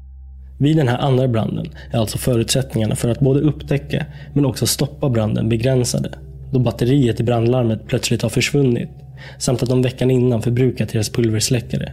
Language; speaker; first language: Swedish; native; Swedish